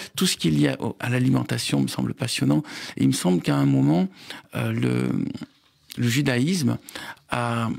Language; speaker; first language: French; native; French